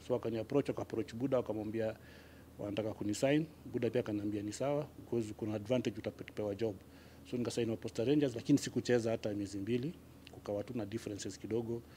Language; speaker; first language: Swahili; native; Swahili